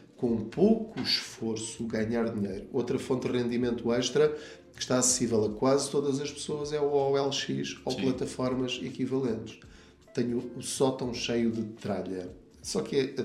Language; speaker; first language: Portuguese; native; Portuguese